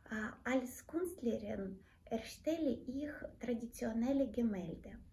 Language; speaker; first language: German; non-native, fluent; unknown